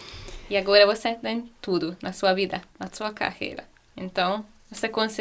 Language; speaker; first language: Portuguese; non-native, fluent; Hungarian